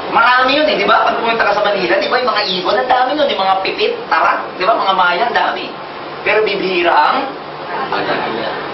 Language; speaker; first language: Filipino; native; Filipino